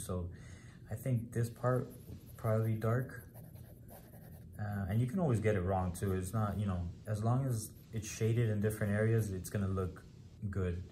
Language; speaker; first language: English; native; English